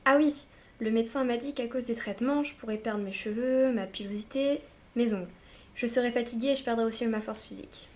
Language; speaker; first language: French; native; French